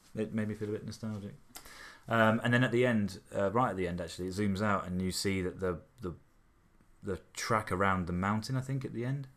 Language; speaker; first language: English; native; English